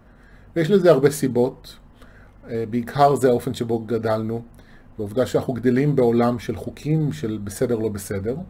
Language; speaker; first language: Hebrew; native; Hebrew